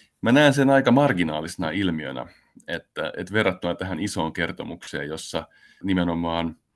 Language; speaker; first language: Finnish; native; Finnish